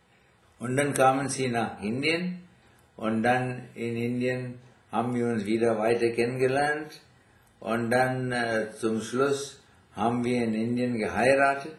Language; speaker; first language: German; non-native, fluent; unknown